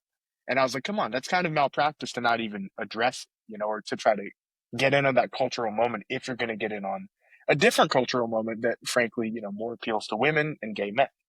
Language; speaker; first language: English; native; English